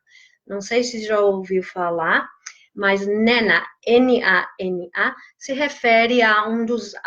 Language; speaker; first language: Portuguese; non-native, fluent; English